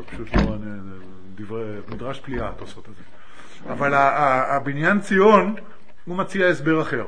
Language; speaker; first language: Hebrew; native; Hebrew